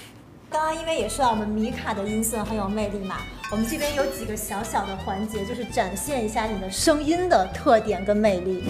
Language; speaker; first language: Chinese; native; Chinese